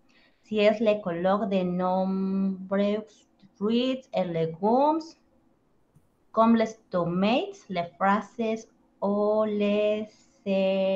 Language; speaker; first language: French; non-native, learner; Spanish